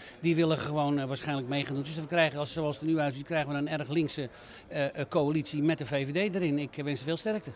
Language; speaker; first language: Dutch; native; Dutch